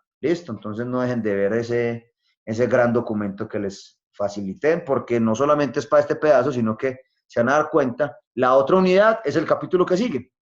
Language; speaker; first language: Spanish; native; Spanish